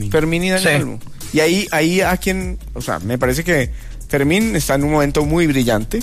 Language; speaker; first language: Spanish; native; Spanish